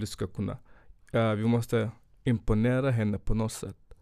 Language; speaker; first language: Swedish; non-native, fluent; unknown